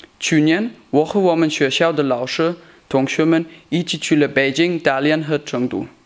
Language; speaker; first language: Chinese; non-native, learner; German